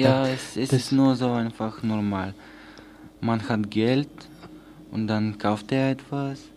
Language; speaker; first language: German; non-native, learner; Bulgarian